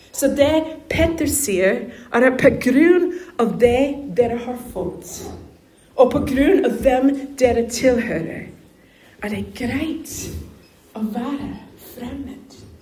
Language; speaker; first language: Norwegian; non-native, fluent; English